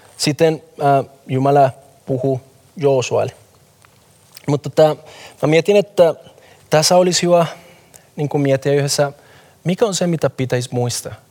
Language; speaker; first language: Finnish; non-native, fluent; Spanish